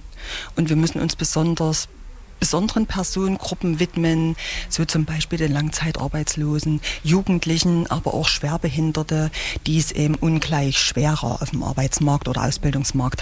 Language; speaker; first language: German; native; German